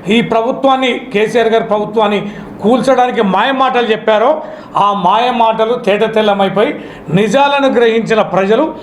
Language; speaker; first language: Telugu; native; Telugu